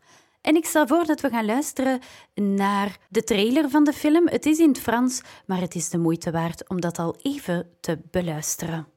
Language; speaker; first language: Dutch; native; Dutch